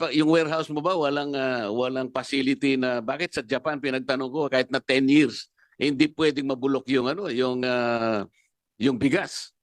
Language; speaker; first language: Filipino; non-native, local second language; Pampanga